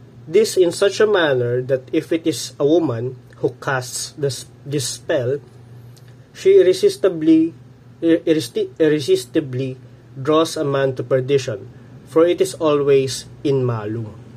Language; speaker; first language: English; non-native, local second language; Filipino